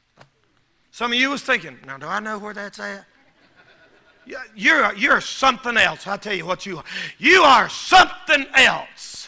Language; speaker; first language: English; native; English